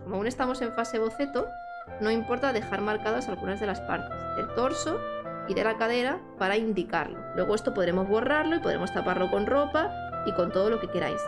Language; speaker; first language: Spanish; native; Spanish